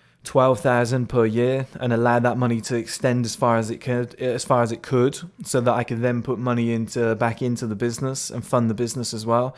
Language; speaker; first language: English; native; English